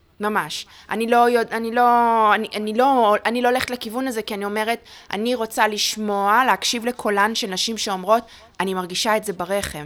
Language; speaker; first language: Hebrew; native; Hebrew